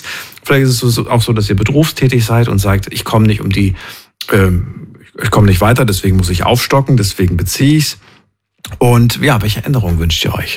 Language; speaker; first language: German; native; German